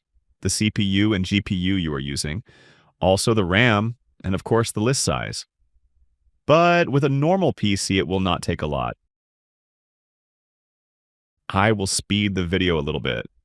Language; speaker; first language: English; non-native, fluent; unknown